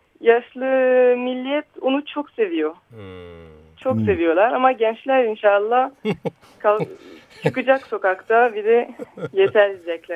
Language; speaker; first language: Turkish; early bilingual, heritage; Turkish